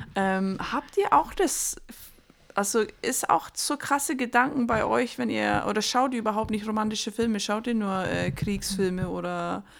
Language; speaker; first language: German; non-native, fluent; English